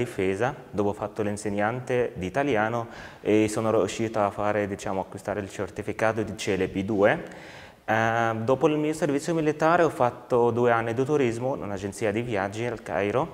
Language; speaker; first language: Italian; non-native, fluent; Arabic